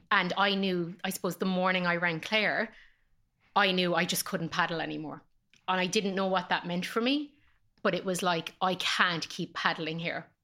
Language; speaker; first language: English; native; English